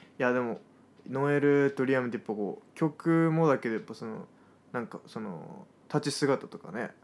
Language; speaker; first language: Japanese; native; Japanese